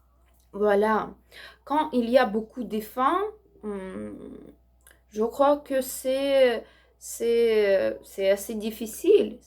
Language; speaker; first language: French; non-native, learner; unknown